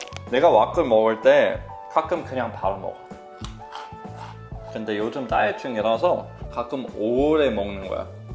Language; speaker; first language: Korean; non-native, fluent; English